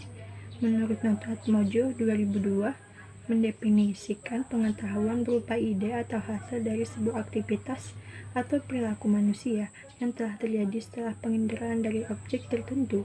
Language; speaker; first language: Indonesian; native; Indonesian